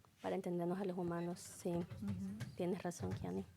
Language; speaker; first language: Spanish; native; Spanish